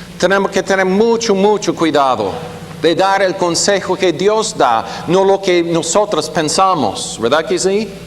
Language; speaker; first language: Spanish; non-native, fluent; German